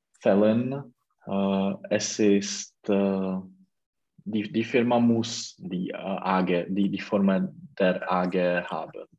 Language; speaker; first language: German; non-native, learner; Czech